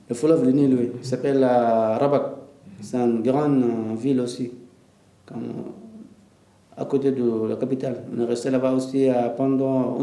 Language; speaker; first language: French; non-native, learner; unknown